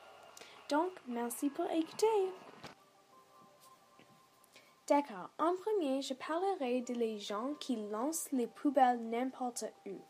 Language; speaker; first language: French; non-native, learner; English